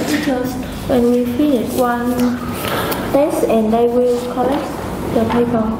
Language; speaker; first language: English; non-native, learner; Vietnamese